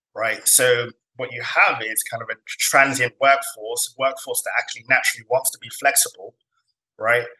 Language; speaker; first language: English; non-native, fluent; Somali